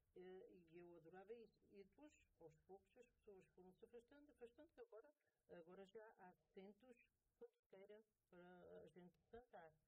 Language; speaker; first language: Portuguese; native; Portuguese